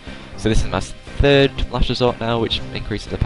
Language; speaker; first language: English; native; English